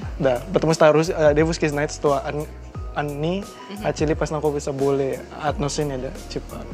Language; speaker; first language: Russian; non-native, learner; Indonesian